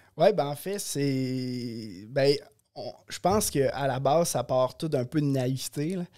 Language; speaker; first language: French; native; French